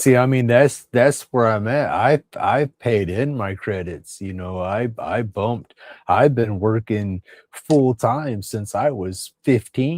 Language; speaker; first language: English; native; English